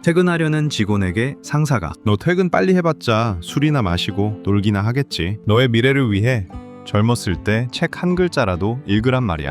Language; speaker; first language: Korean; native; Korean